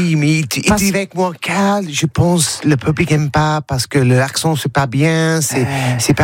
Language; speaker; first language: French; non-native, learner; English